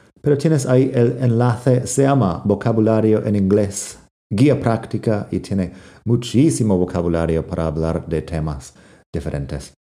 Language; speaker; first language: Spanish; non-native, fluent; English